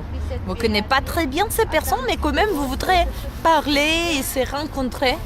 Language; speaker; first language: French; non-native, learner; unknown